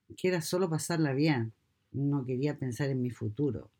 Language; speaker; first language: Spanish; native; Spanish